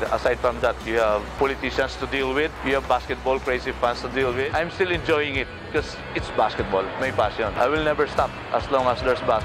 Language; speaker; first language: English; non-native, local second language; Filipino